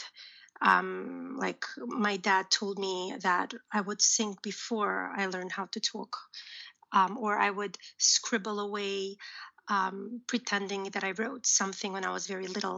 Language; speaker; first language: English; early bilingual, other home language; Uzbek